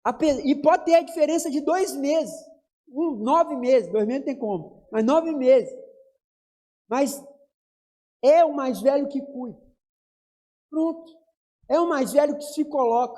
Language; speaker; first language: Portuguese; native; Portuguese